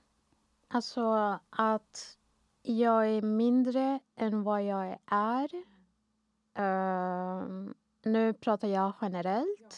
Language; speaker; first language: Swedish; non-native, fluent; Arabic